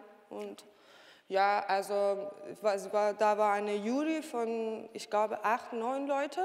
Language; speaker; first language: German; non-native, learner; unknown